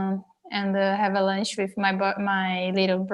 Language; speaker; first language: English; non-native, learner; Portuguese